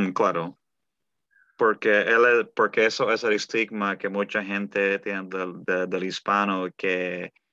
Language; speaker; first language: Spanish; early bilingual, heritage; Spanish